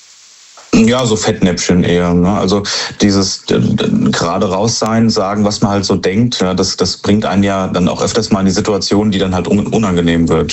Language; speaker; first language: German; native; German